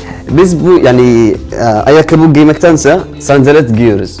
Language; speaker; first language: Turkish; non-native, learner; Arabic